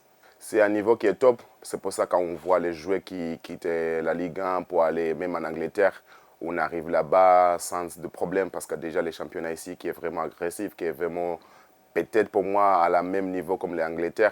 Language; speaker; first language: French; non-native, fluent; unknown